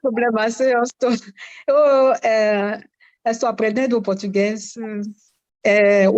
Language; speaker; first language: Portuguese; non-native, learner; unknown